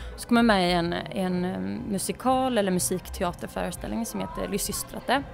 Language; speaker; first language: Swedish; early bilingual, other home language; Polish